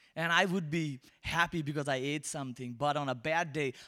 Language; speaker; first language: English; non-native, local second language; Bangla